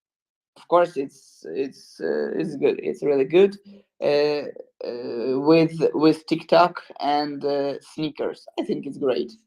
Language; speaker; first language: English; non-native, learner; Ukrainian